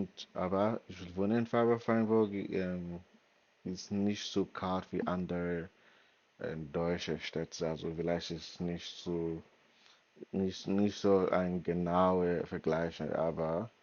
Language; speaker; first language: German; non-native, learner; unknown